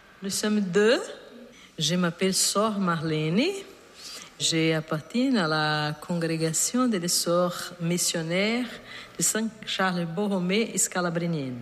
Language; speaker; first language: French; non-native, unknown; Portuguese